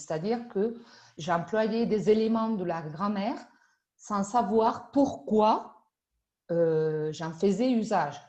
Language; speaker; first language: French; non-native, fluent; Spanish